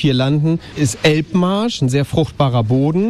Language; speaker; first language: German; native; German